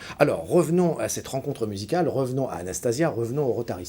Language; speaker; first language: French; native; French